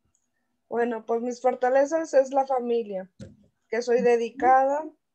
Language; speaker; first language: Spanish; native; Spanish